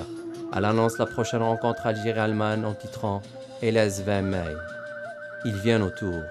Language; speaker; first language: French; non-native, local second language; Arabic